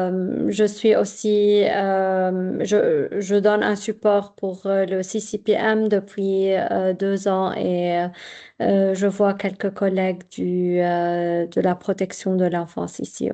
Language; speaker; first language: French; non-native, fluent; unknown